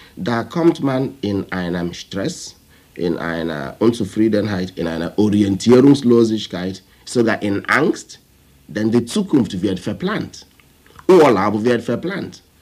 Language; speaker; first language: German; non-native, fluent; Igbo